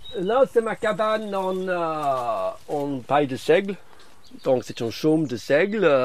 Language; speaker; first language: French; non-native, fluent; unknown